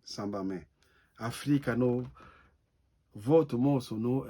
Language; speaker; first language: Japanese; non-native, learner; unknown